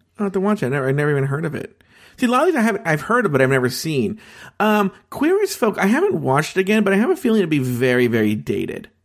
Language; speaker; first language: English; native; English